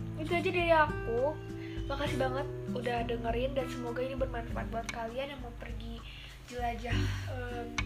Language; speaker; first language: Indonesian; native; Indonesian